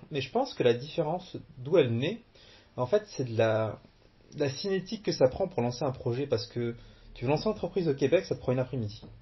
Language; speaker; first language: French; early bilingual, other home language; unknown